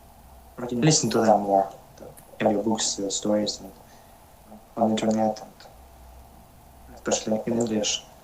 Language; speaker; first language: English; non-native, learner; Russian